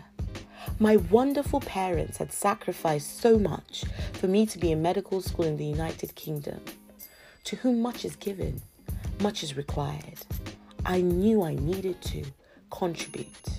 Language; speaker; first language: English; non-native, local second language; Yoruba